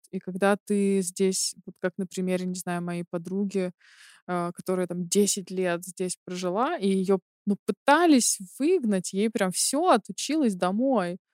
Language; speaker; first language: Russian; native; Russian